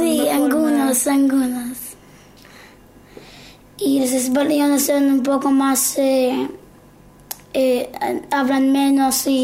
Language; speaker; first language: Spanish; early bilingual, heritage; Hebrew